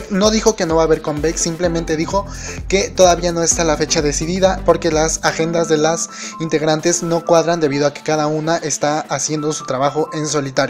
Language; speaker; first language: Spanish; native; Spanish